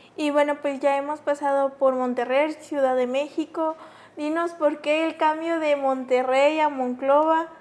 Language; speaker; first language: Spanish; native; Spanish